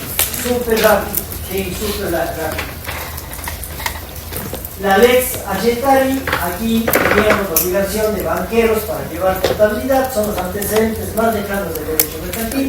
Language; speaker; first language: Spanish; native; Spanish